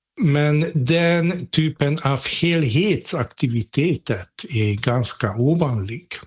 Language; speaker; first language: Swedish; non-native, fluent; Hungarian